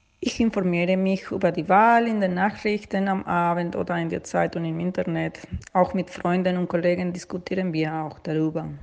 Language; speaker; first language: German; non-native, fluent; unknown